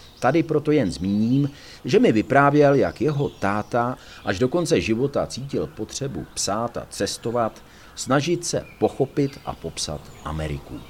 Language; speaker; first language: Czech; native; Czech